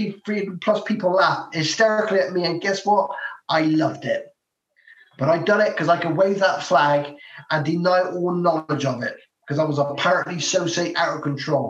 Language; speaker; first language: English; native; English